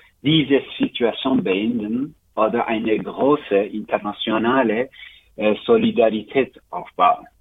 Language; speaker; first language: German; non-native, learner; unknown